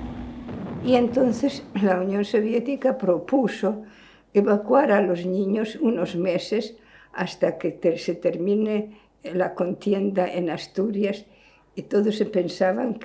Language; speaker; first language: Spanish; early bilingual, heritage; Spanish